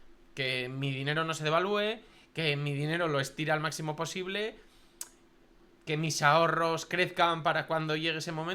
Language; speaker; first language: Spanish; native; Spanish